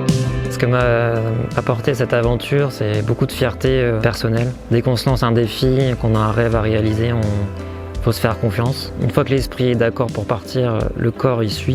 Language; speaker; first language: French; native; French